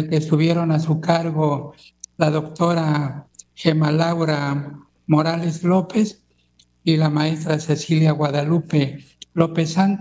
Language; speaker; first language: Spanish; non-native, local second language; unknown